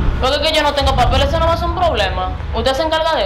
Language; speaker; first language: Spanish; native; Spanish